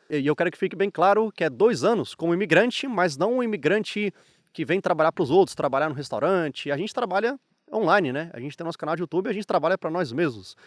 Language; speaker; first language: Portuguese; native; Portuguese